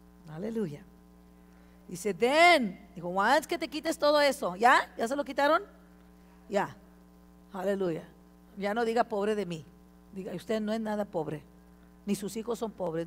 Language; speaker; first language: Spanish; early bilingual, heritage; Spanish